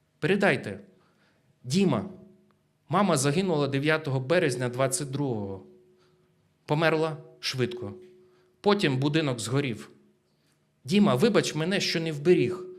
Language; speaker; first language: Ukrainian; native; Ukrainian